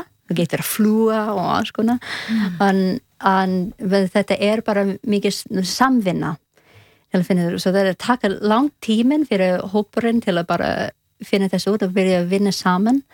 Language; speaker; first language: Icelandic; non-native, learner; English